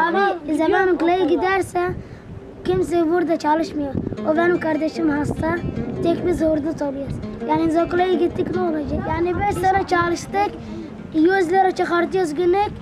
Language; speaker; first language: Turkish; non-native, learner; Arabic